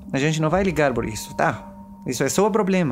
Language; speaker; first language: Portuguese; non-native, learner; Arabic